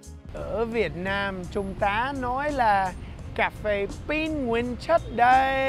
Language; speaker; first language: Vietnamese; early bilingual, heritage; English